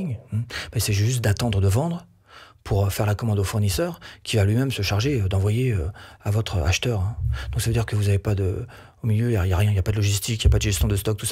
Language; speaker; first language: French; native; French